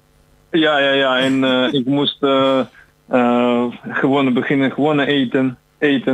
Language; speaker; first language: Dutch; non-native, learner; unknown